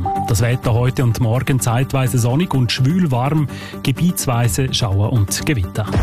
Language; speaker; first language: German; native; German